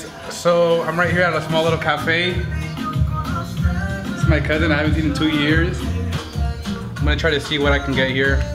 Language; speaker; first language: English; early bilingual, other home language; Spanish